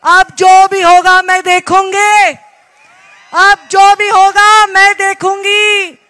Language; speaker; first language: Hindi; non-native, local second language; Marathi